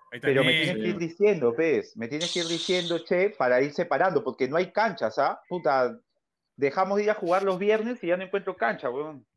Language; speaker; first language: Spanish; native; Spanish